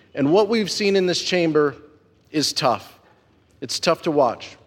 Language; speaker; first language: English; non-native, fluent; Spanish